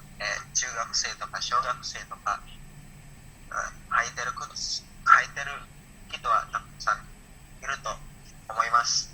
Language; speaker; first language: Japanese; non-native, learner; Indonesian